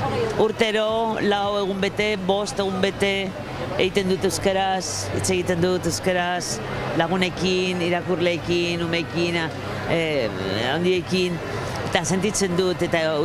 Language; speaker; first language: Basque; non-native, fluent; Spanish